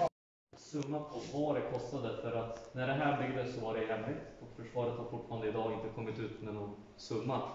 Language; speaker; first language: Swedish; native; Swedish